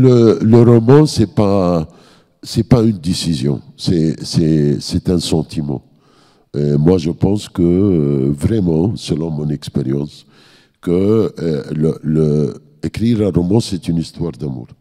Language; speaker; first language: French; non-native, fluent; Arabic